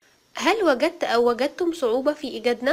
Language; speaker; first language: Arabic; native; Arabic